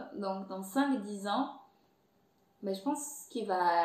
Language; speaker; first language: French; non-native, fluent; Portuguese